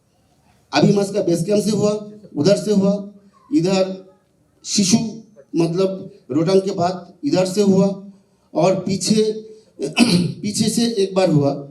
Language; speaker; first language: Hindi; non-native, local second language; Bangla